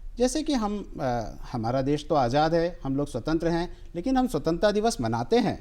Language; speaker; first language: Hindi; native; Hindi